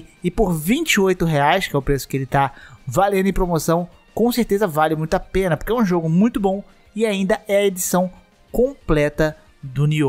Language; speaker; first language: Portuguese; native; Portuguese